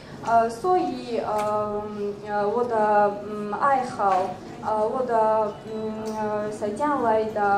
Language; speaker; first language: Chinese; non-native, learner; Georgian